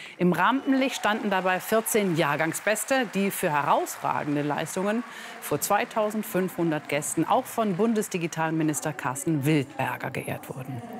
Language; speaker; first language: German; native; German